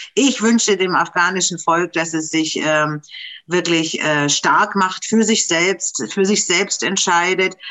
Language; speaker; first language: German; non-native, fluent; Romanian